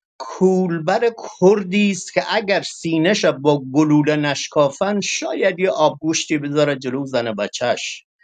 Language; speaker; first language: Persian; non-native, local second language; Kurdish